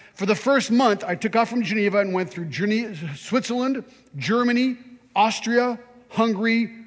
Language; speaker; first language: English; early bilingual, other home language; French